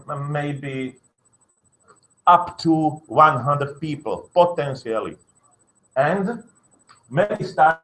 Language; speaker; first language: English; non-native, learner; Slovak